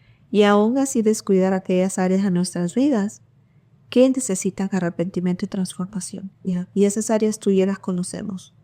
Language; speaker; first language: Spanish; early bilingual, heritage; Spanish